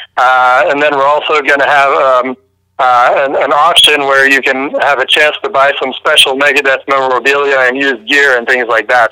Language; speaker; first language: English; early bilingual, other home language; French